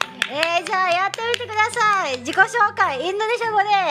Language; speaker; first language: Japanese; non-native, fluent; Indonesian